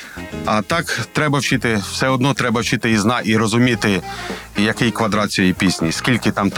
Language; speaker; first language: Ukrainian; non-native, local second language; Russian